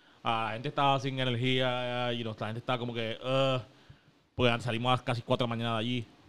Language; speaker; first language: Spanish; early bilingual, heritage; Spanish